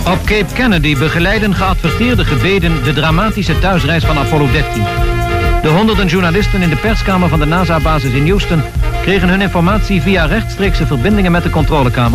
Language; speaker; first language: Dutch; native; Dutch